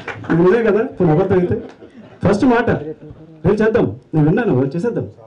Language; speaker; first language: Telugu; native; Telugu